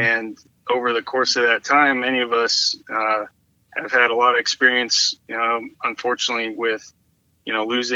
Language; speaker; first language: English; native; English